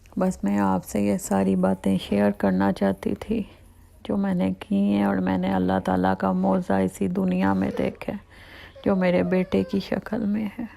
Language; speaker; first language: Urdu; native; Urdu